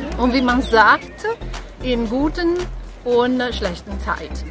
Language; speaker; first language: German; non-native, fluent; Italian